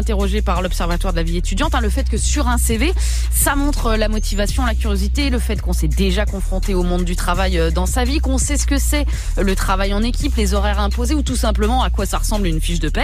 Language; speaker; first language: French; native; French